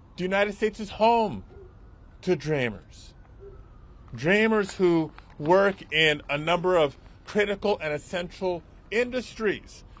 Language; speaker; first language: English; early bilingual, other home language; Spanish